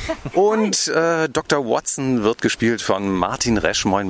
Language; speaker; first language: German; native; German